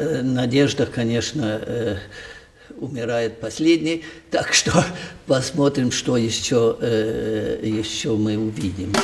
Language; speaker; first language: Russian; non-native, fluent; German